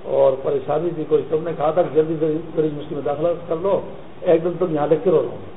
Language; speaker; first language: Urdu; non-native, local second language; Pashto